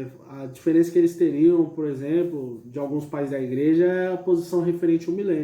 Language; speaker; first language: Portuguese; native; Portuguese